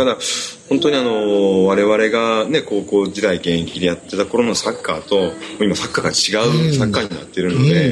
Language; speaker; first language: Japanese; native; Japanese